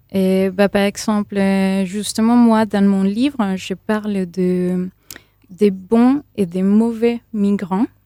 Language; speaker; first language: French; non-native, fluent; Spanish